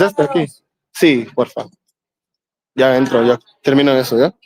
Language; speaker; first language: Spanish; non-native, learner; English